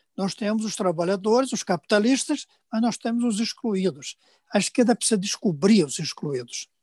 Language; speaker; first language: Portuguese; native; Portuguese